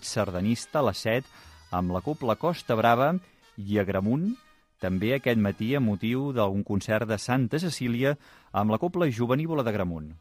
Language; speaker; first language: Catalan; native; Catalan